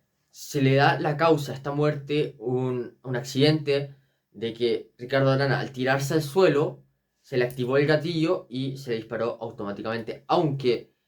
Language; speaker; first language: Spanish; native; Spanish